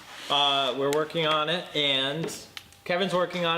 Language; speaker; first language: English; native; English